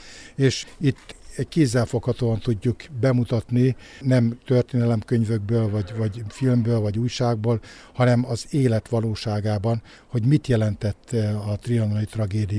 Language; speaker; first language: Hungarian; native; Hungarian